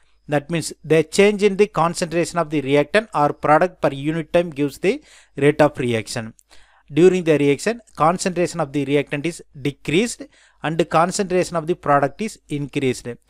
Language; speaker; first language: English; non-native, local second language; Tamil